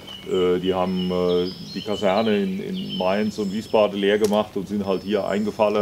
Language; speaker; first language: German; native; German